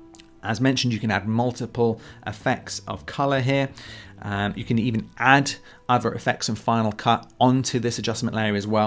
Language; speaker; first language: English; native; English